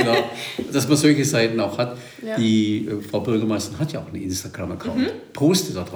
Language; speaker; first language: German; native; German